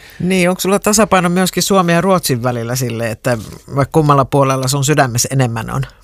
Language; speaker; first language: Finnish; native; Finnish